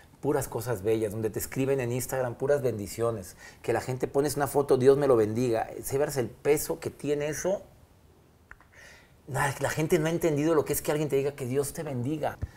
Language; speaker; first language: Spanish; native; Spanish